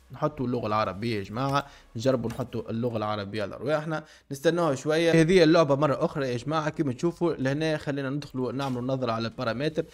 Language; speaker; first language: Arabic; native; Arabic